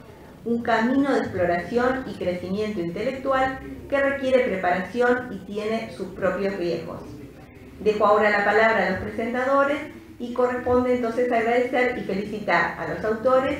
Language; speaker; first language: Spanish; native; Spanish